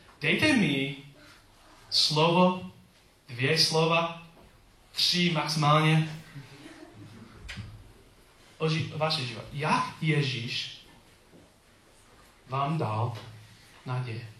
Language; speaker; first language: Czech; non-native, learner; English